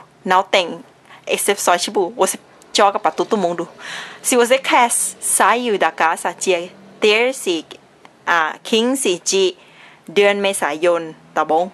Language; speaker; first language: Portuguese; non-native, learner; Thai